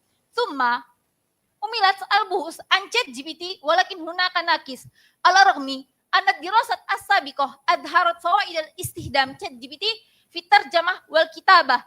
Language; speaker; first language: Arabic; non-native, learner; Indonesian